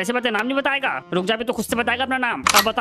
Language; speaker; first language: Hindi; native; Hindi